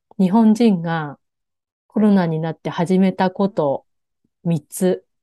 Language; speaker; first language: Japanese; native; Japanese